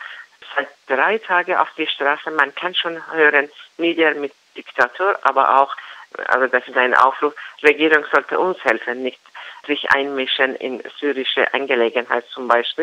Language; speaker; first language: German; non-native, learner; Persian